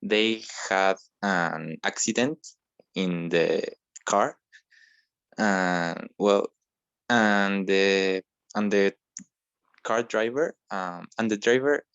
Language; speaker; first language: English; non-native, learner; Spanish